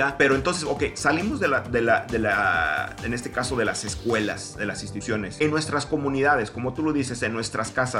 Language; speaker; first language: Spanish; native; Spanish